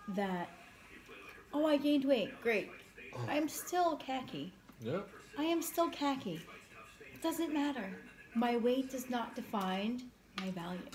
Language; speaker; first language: English; native; English